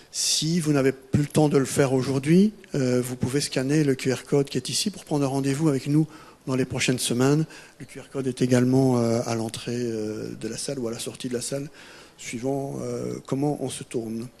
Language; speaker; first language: French; native; French